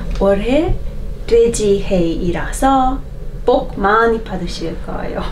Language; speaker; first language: Korean; non-native, learner; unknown